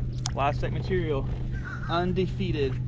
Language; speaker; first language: English; native; English